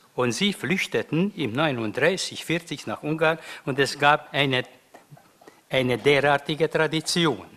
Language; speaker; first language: German; non-native, fluent; Hungarian